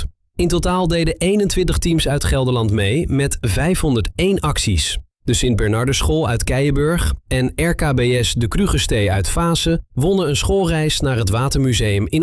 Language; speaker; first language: Dutch; native; Dutch